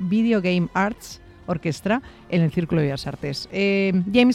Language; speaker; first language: Spanish; native; Spanish